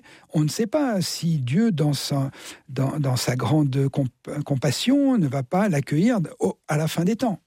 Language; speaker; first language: French; native; French